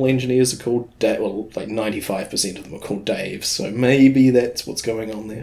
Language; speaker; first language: English; native; English